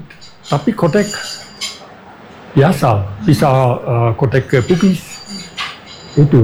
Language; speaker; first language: Indonesian; non-native, fluent; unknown